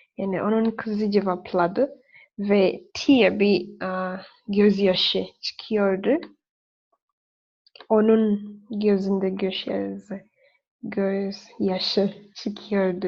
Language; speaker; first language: Turkish; non-native, learner; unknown